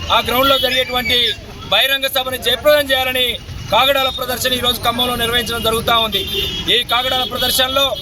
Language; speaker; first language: Telugu; native; Telugu